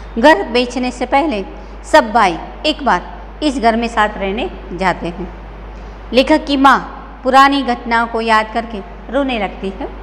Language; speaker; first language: Hindi; non-native, local second language; Gujarati